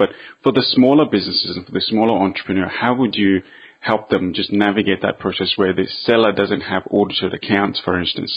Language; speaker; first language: English; non-native, local second language; Bemba